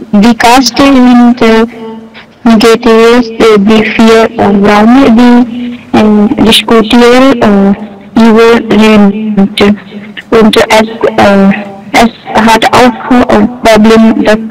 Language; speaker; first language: German; non-native, learner; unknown